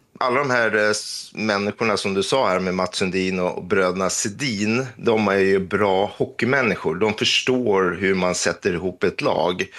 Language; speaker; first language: Swedish; native; Swedish